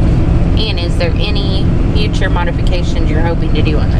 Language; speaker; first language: English; native; English